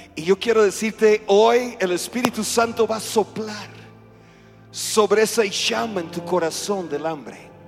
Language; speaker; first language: Spanish; non-native, fluent; English